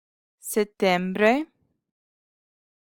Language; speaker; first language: Italian; non-native, fluent; English